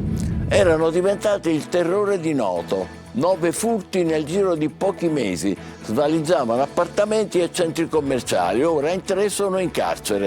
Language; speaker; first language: Italian; native; Italian